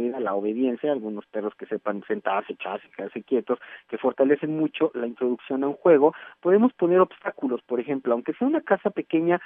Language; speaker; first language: Spanish; native; Spanish